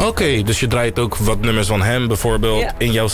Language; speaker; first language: Dutch; native; Dutch